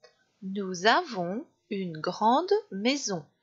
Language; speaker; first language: French; non-native, fluent; English